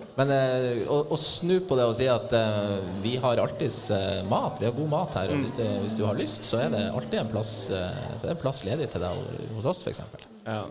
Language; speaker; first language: Norwegian; native; Norwegian